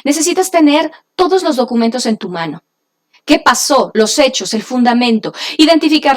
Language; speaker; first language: Spanish; native; Spanish